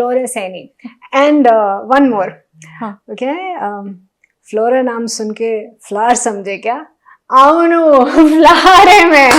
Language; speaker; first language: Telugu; non-native, local second language; Hindi